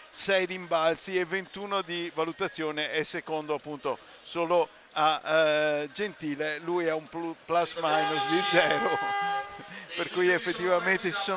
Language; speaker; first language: Italian; native; Italian